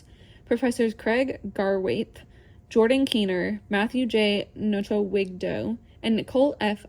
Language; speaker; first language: English; native; English